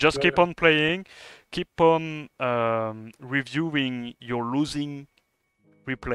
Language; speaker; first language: English; non-native, fluent; French